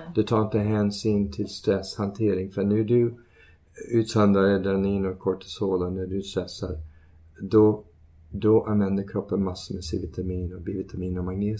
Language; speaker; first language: Swedish; early bilingual, heritage; Swedish